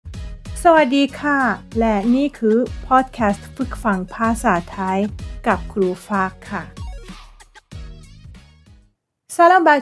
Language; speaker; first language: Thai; non-native, fluent; Persian